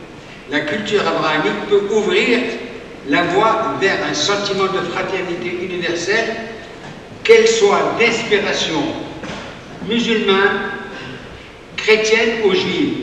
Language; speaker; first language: French; native; French